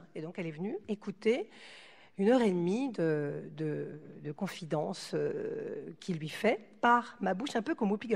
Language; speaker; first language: French; native; French